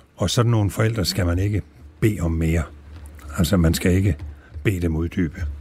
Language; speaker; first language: Danish; native; Danish